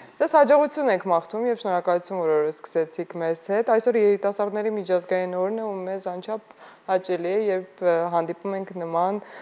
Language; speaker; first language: Armenian; native; Armenian